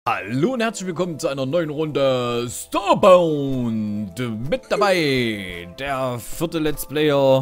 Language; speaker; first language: German; native; German